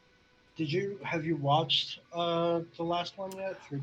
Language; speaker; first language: English; native; English